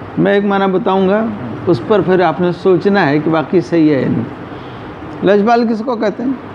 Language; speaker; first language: Urdu; non-native, local second language; Punjabi